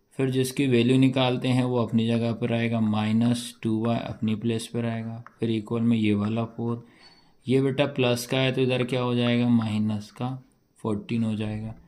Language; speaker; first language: Hindi; native; Hindi